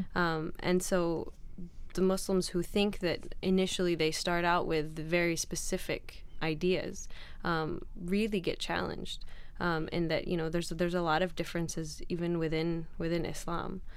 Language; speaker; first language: English; non-native, fluent; Arabic